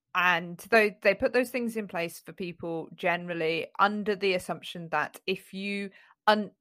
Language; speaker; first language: English; native; English